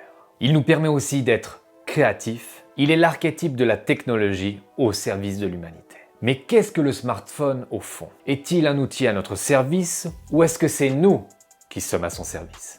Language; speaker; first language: French; native; French